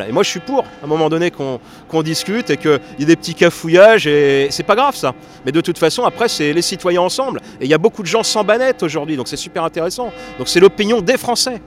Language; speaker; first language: French; native; French